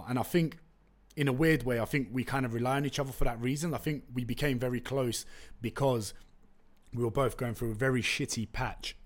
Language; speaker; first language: English; non-native, local second language; Turkish